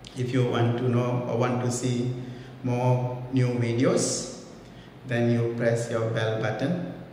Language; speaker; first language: English; non-native, local second language; Tamil